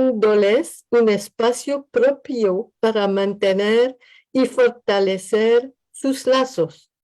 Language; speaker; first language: Spanish; non-native, learner; French